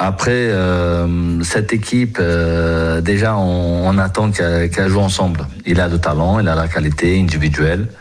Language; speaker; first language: French; non-native, fluent; Portuguese